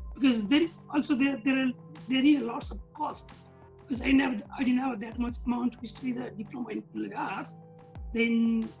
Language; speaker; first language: English; non-native, local second language; Nepali